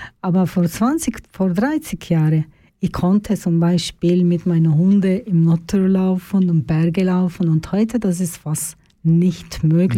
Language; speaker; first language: German; non-native, learner; Turkish